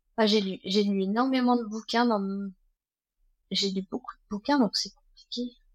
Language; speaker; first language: French; native; French